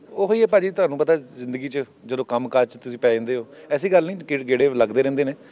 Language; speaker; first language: Punjabi; native; Punjabi